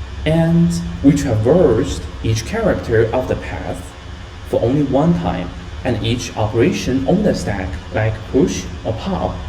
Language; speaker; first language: English; non-native, fluent; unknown